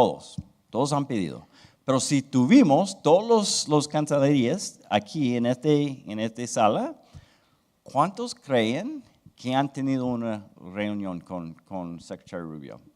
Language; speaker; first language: Spanish; non-native, fluent; English